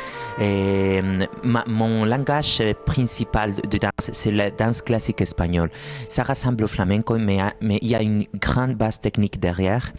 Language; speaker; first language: French; non-native, fluent; Spanish